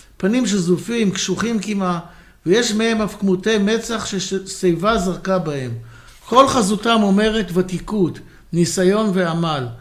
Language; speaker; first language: Hebrew; native; Hebrew